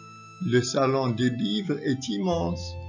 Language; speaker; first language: French; non-native, local second language; Arabic